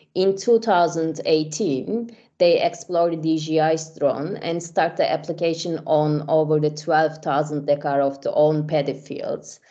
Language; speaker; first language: English; non-native, fluent; Turkish